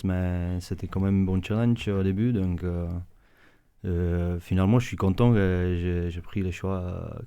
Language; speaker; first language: French; non-native, fluent; Czech